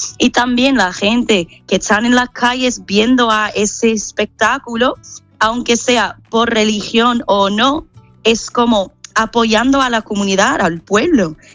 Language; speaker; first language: Spanish; non-native, fluent; English